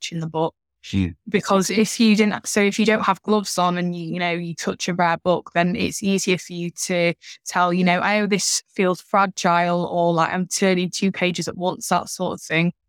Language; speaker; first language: English; native; English